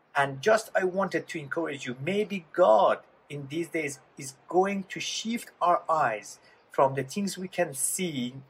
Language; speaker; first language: English; non-native, fluent; Persian